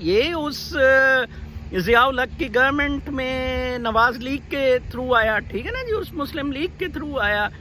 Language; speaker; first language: Urdu; non-native, local second language; Punjabi